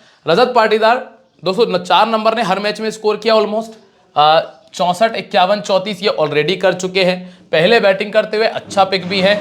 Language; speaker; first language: Hindi; native; Hindi